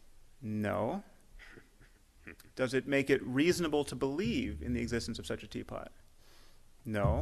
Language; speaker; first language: English; native; English